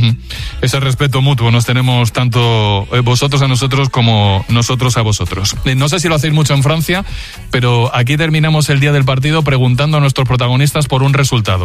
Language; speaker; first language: Spanish; native; Spanish